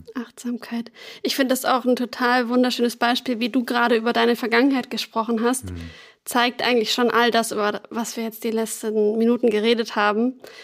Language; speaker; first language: German; native; German